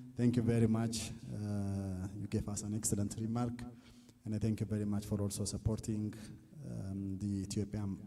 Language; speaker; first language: English; non-native, local second language; Amharic